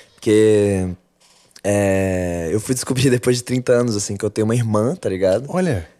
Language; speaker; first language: Portuguese; early bilingual, other home language; French